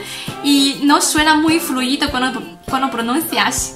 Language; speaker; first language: Spanish; non-native, fluent; Chinese